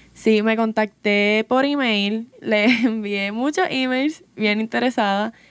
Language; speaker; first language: Spanish; native; Spanish